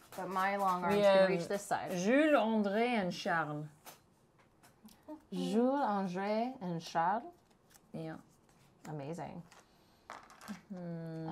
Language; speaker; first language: English; native; English